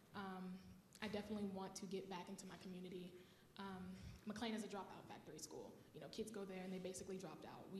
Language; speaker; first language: English; native; English